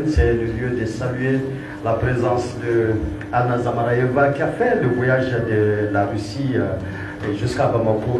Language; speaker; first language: French; native; French